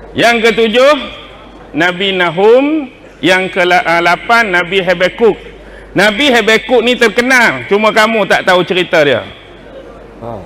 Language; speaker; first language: Malay; native; Malay